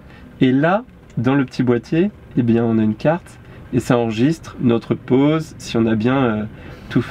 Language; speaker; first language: French; native; French